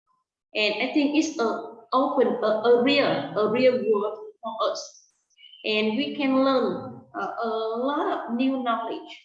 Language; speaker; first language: English; non-native, fluent; Vietnamese